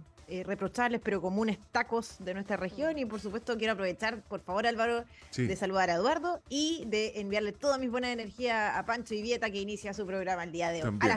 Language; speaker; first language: Spanish; native; Spanish